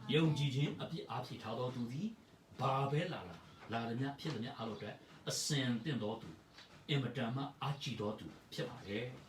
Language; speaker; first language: Burmese; non-native, local second language; Tedim Chin